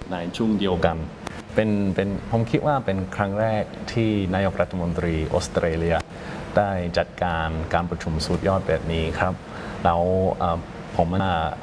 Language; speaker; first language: Thai; non-native, fluent; English